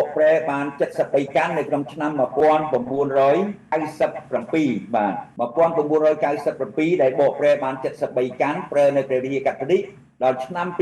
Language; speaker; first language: Khmer; native; Khmer